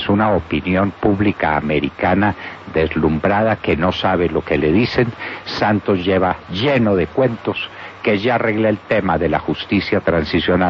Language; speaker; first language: Spanish; native; Spanish